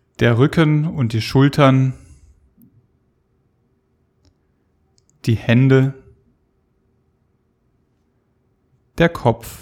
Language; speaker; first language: German; native; German